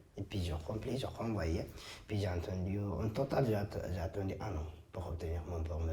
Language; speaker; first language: French; non-native, fluent; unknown